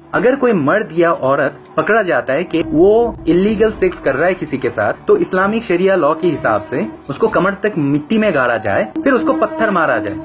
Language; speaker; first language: Hindi; non-native, fluent; Bangla